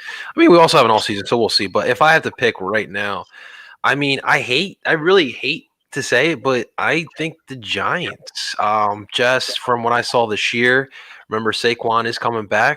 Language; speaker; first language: English; native; English